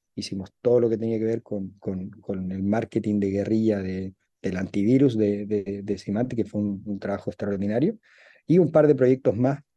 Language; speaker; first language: Spanish; native; Spanish